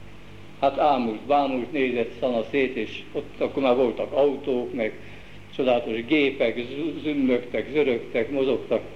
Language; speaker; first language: Hungarian; native; Hungarian